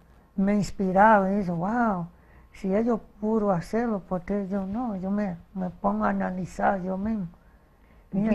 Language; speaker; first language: Spanish; early bilingual, heritage; Spanish